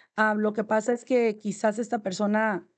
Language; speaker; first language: Spanish; native; Spanish